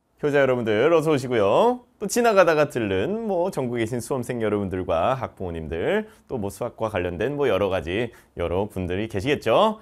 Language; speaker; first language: Korean; native; Korean